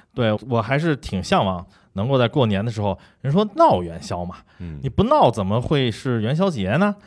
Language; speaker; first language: Chinese; native; Chinese